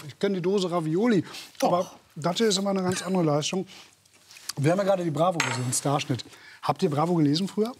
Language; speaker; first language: German; native; German